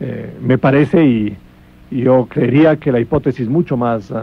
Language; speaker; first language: Spanish; native; Spanish